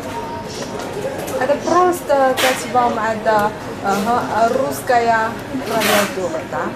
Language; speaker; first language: Russian; non-native, learner; Chinese